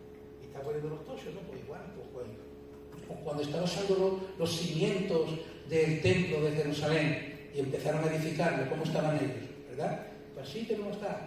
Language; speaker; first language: Spanish; native; Spanish